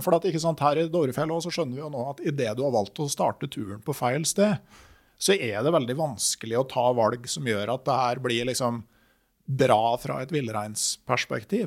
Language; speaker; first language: Norwegian; native; Norwegian